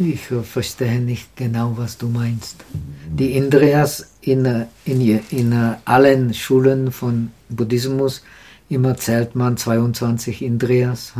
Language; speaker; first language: German; non-native, learner; Czech